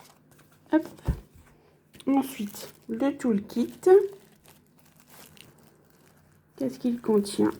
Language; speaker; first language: French; native; French